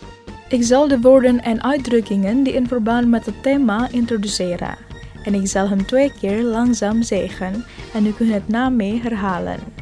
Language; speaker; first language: Dutch; non-native, fluent; Indonesian